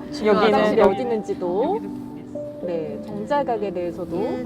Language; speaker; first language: Korean; native; Korean